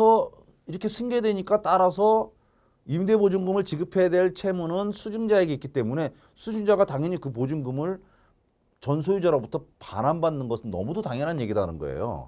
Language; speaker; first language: Korean; native; Korean